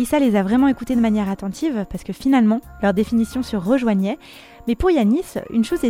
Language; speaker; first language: French; native; French